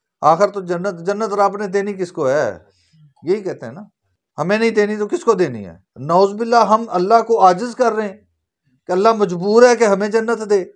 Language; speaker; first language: Urdu; native; Urdu